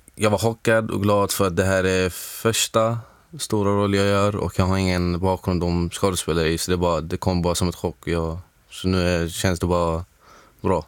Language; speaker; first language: Swedish; non-native, fluent; Arabic